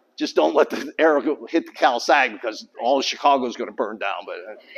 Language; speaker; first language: English; native; English